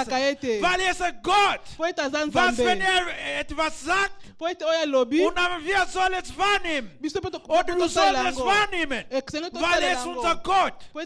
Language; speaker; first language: German; non-native, learner; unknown